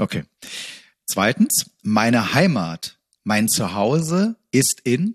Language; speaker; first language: German; native; German